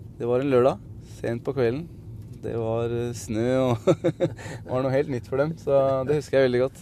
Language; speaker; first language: Norwegian; early bilingual, other home language; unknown